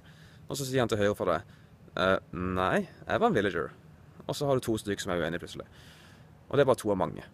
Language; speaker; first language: Norwegian; native; Norwegian